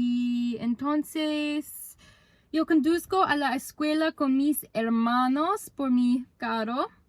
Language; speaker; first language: Spanish; non-native, learner; English